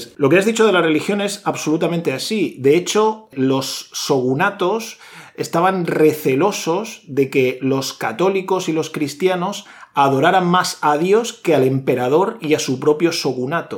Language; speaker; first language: Spanish; native; Spanish